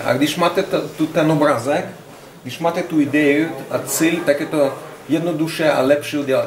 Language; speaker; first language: Czech; non-native, learner; Russian